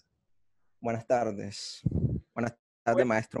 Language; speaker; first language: Spanish; native; Spanish